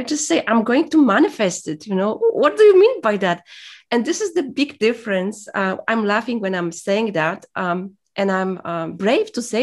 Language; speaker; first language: English; non-native, fluent; Polish